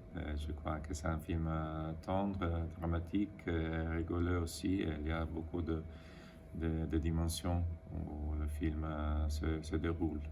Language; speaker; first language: French; non-native, fluent; Italian